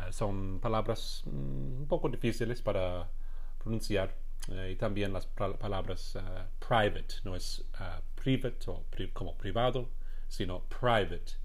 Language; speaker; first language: Spanish; non-native, fluent; English